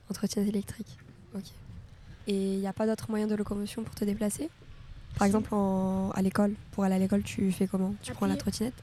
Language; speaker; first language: French; native; French